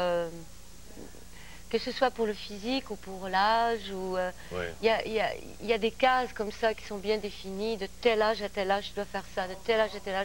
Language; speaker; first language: French; native; French